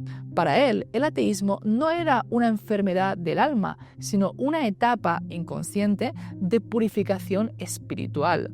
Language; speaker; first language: Spanish; native; Spanish